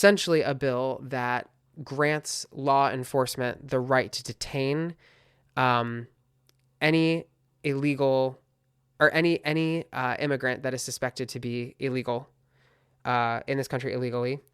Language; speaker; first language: English; native; English